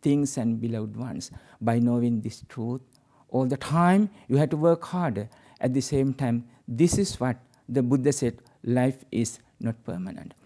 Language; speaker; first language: English; non-native, local second language; Sinhala